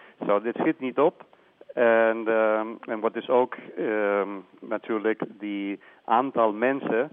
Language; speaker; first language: Dutch; non-native, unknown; Spanish